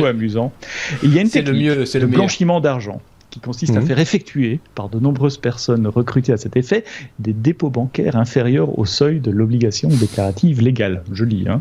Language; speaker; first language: French; native; French